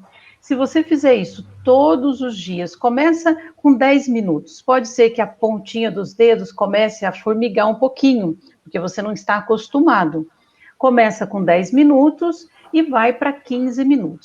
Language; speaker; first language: Portuguese; native; Portuguese